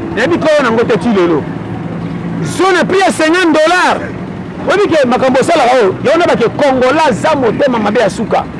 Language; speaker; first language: Lingala; native; Lingala